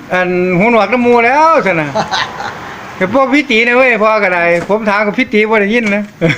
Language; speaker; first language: Thai; native; Thai